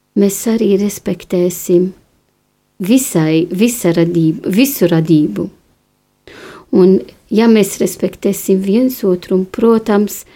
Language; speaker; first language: Latvian; non-native, fluent; Maltese